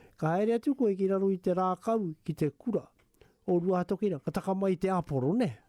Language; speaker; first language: Māori; native; Māori